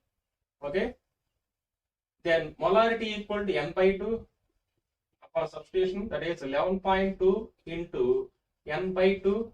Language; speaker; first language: English; non-native, local second language; Telugu